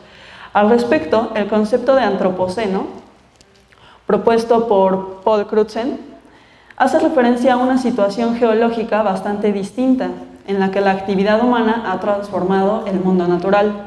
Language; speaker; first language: Spanish; native; Spanish